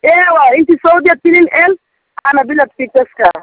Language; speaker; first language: Arabic; non-native, learner; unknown